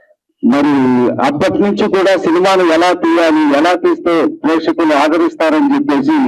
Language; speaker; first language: Telugu; native; Telugu